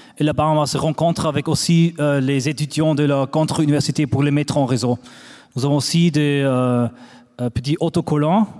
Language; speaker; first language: French; non-native, fluent; German